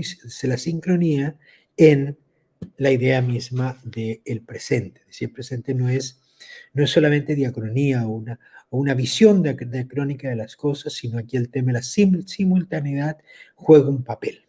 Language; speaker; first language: Spanish; native; Spanish